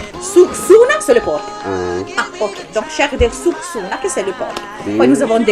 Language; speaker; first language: French; non-native, fluent; Italian